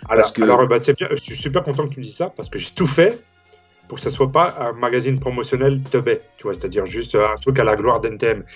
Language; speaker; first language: French; native; French